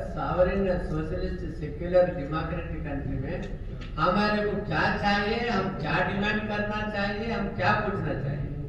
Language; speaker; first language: Hindi; non-native, local second language; Telugu